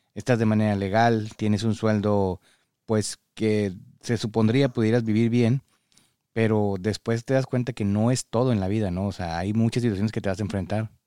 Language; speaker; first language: Spanish; native; Spanish